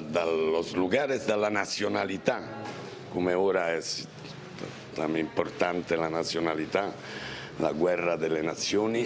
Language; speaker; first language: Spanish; non-native, learner; Italian